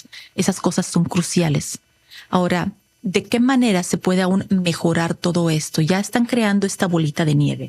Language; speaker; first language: Spanish; native; Spanish